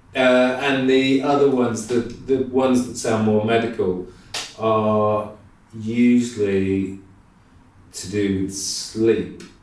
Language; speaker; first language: English; native; English